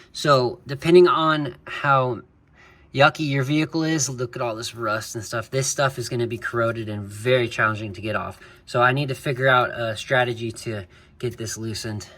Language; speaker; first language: English; native; English